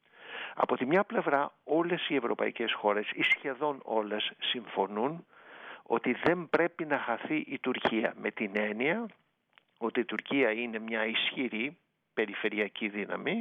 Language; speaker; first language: Greek; native; Greek